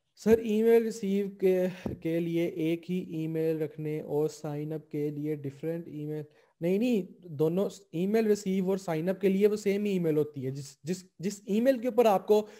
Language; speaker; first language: Urdu; non-native, local second language; Punjabi